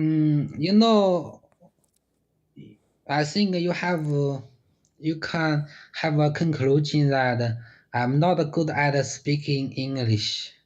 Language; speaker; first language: English; non-native, learner; Chinese